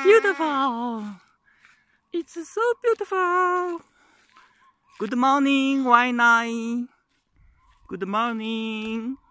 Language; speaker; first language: English; non-native, learner; Chinese